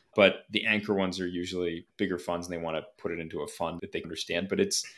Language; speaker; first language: English; native; English